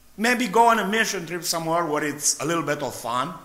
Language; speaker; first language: English; non-native, fluent; Romanian